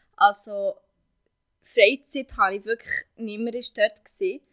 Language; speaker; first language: German; non-native, fluent; Arabic